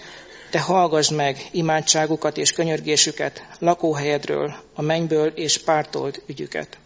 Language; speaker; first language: Hungarian; native; Hungarian